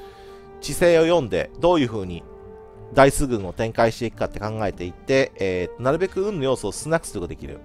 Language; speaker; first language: Japanese; native; Japanese